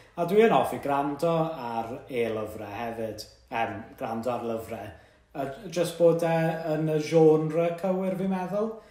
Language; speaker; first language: Welsh; native; Welsh